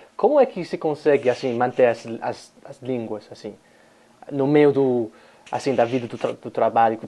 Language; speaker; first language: Portuguese; non-native, fluent; English